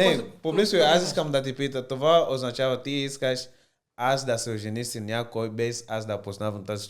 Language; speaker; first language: Bulgarian; non-native, learner; Portuguese